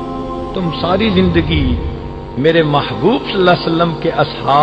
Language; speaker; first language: Urdu; native; Urdu